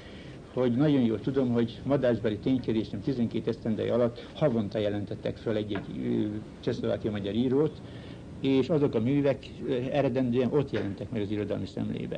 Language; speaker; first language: Hungarian; native; Hungarian